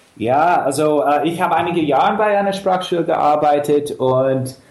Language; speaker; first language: German; non-native, fluent; English